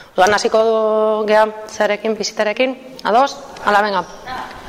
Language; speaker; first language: Spanish; native; Spanish